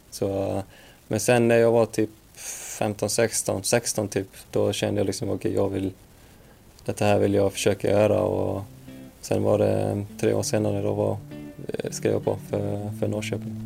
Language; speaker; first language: Swedish; non-native, fluent; Icelandic